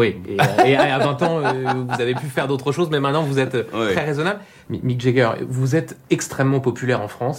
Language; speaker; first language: French; native; French